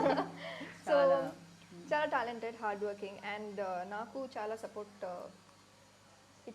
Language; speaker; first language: Telugu; non-native, learner; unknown